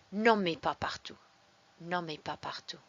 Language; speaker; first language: French; non-native, fluent; English